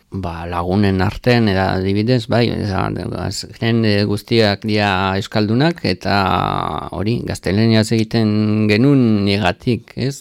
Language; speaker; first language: Basque; non-native, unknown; French